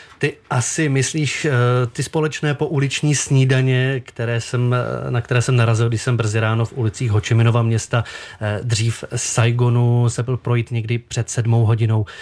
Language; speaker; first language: Czech; native; Czech